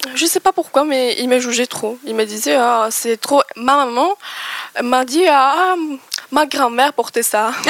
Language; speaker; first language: French; non-native, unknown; Greek